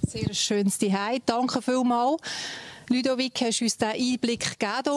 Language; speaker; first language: German; native; German